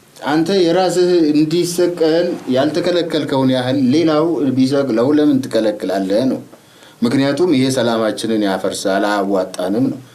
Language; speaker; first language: Amharic; non-native, local second language; Oromo